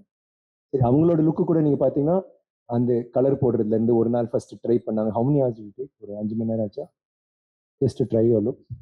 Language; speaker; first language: Tamil; native; Tamil